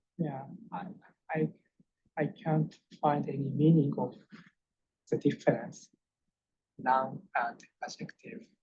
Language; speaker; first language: English; non-native, fluent; Japanese